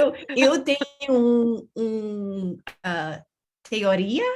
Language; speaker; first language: Portuguese; non-native, learner; English